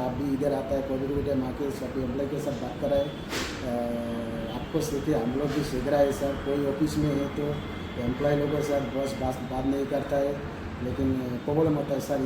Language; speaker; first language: Hindi; non-native, local second language; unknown